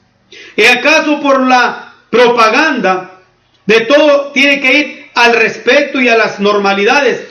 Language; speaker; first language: Spanish; native; Spanish